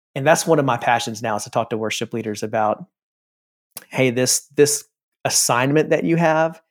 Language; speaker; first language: English; native; English